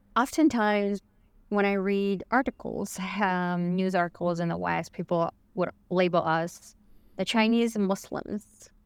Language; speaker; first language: English; non-native, fluent; Chinese